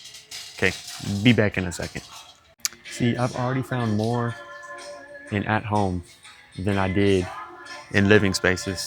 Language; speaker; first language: English; native; English